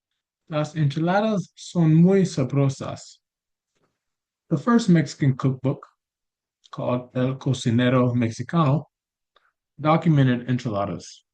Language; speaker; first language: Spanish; non-native, learner; English